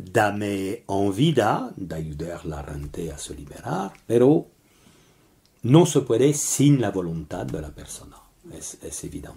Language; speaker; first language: Spanish; non-native, learner; French